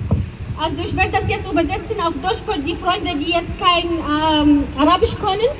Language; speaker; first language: German; non-native, fluent; Arabic